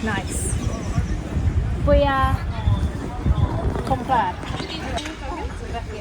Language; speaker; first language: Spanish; non-native, learner; English